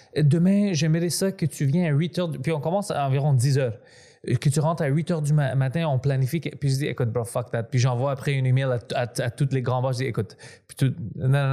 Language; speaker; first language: French; non-native, fluent; Greek